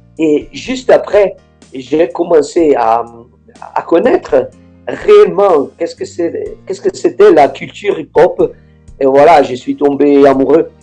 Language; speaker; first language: French; non-native, fluent; Italian